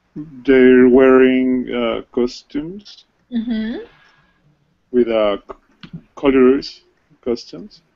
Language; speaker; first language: English; non-native, learner; Spanish